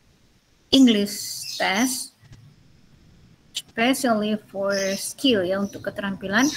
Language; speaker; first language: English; non-native, learner; Indonesian